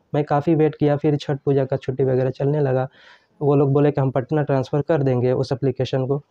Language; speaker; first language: Hindi; native; Hindi